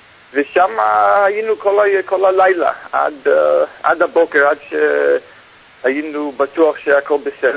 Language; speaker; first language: Hebrew; non-native, fluent; English